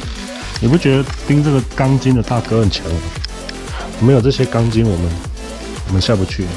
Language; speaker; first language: Chinese; native; Chinese